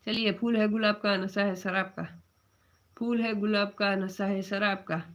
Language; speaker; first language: Hindi; non-native, local second language; Gujarati